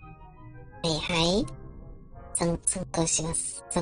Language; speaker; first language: Japanese; non-native, learner; English